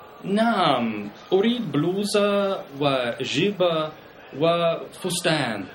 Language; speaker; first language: Arabic; non-native, learner; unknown